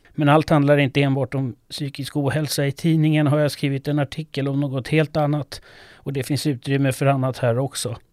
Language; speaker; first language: Swedish; non-native, fluent; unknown